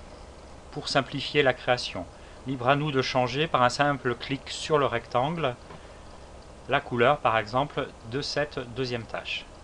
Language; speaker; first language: French; native; French